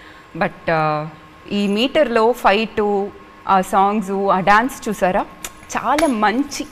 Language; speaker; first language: Telugu; non-native, learner; Tamil